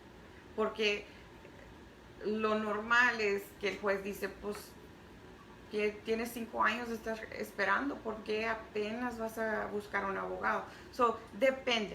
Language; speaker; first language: Spanish; early bilingual, heritage; Spanish